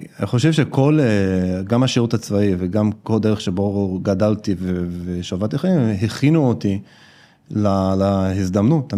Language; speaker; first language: Hebrew; non-native, fluent; English